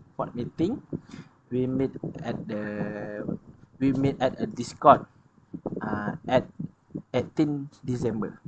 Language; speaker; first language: English; non-native, learner; Malay